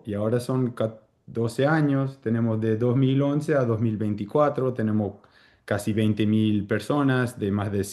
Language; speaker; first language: Spanish; early bilingual, heritage; Spanish